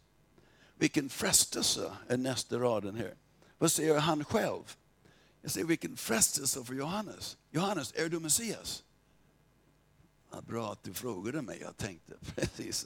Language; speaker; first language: Swedish; non-native, fluent; English